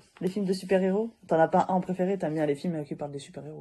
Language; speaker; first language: French; native; French